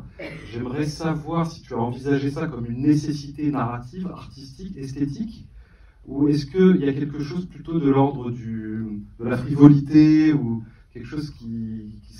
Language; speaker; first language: French; native; French